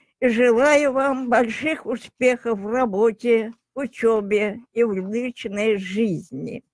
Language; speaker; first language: Russian; non-native, local second language; Tajik